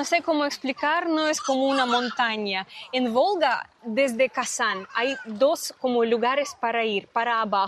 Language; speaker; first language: Spanish; non-native, fluent; Russian